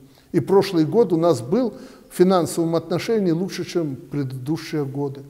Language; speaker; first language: Russian; native; Russian